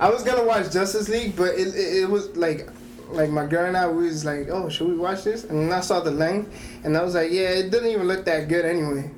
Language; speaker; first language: English; early bilingual, other home language; Spanish